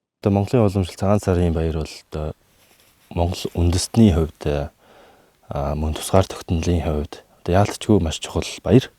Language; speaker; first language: Mongolian; native; Mongolian